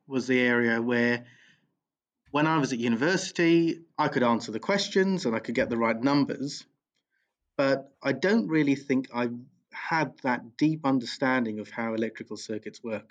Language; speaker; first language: English; native; English